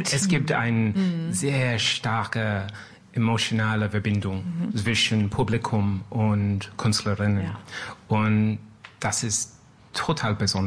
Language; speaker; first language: German; non-native, learner; French